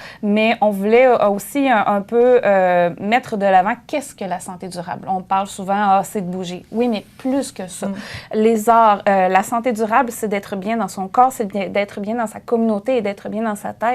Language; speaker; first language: French; native; French